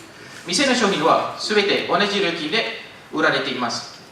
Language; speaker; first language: Japanese; non-native, learner; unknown